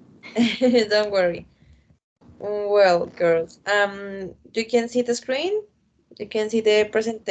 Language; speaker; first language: English; non-native, fluent; Spanish